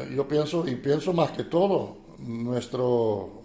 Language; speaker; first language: Spanish; non-native, fluent; Dutch